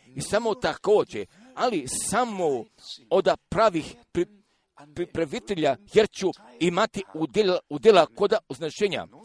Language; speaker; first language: Croatian; early bilingual, heritage; Croatian